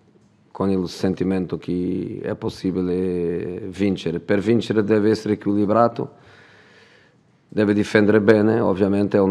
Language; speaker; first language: Italian; non-native, fluent; Portuguese